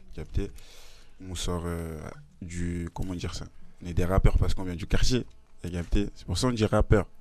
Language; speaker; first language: French; native; French